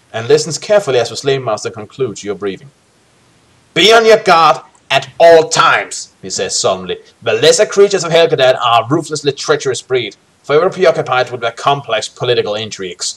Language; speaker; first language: English; native; English